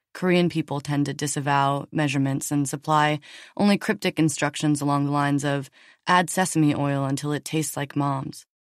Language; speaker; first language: English; native; English